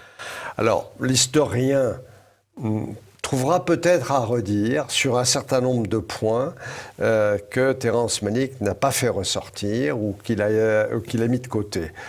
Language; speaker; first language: French; native; French